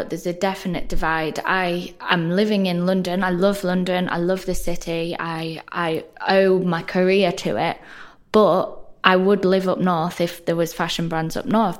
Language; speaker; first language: English; native; English